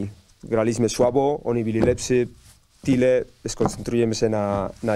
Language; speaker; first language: Polish; non-native, learner; Spanish